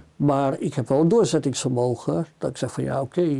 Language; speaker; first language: Dutch; native; Dutch